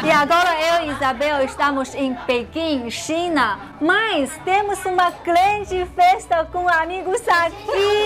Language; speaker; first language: Portuguese; non-native, fluent; Chinese